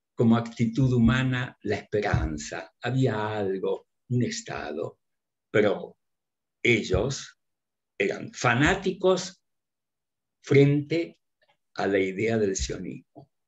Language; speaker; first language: Spanish; early bilingual, other home language; Russian